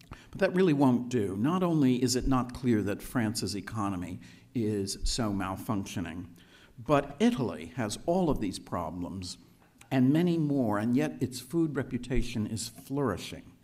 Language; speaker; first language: English; native; English